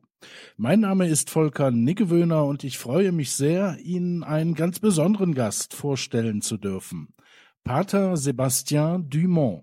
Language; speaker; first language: German; native; German